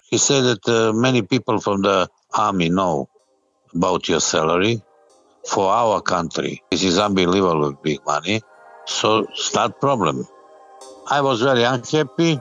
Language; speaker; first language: English; non-native, learner; Serbian